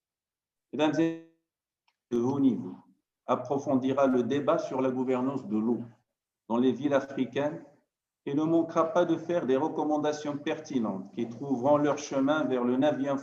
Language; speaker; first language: French; non-native, local second language; Arabic